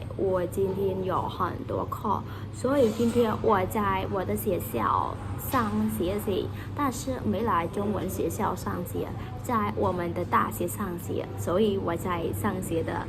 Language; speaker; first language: Chinese; non-native, learner; Khmer